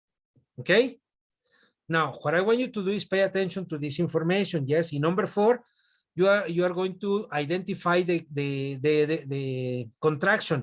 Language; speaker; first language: English; non-native, fluent; Spanish